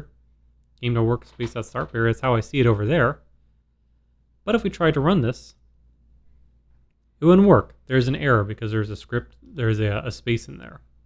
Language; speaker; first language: English; native; English